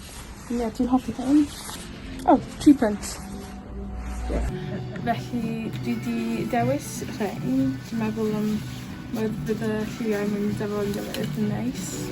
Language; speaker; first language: Welsh; non-native, local second language; English